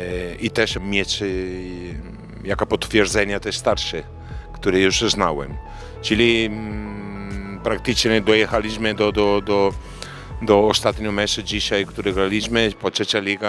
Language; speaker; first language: Polish; non-native, fluent; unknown